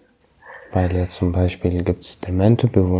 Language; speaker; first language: German; non-native, learner; Arabic